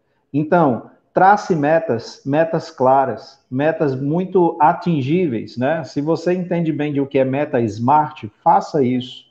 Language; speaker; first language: Portuguese; native; Portuguese